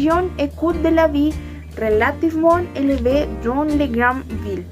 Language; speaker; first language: French; non-native, learner; Spanish